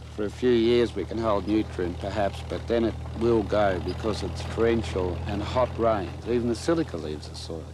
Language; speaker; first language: English; native; English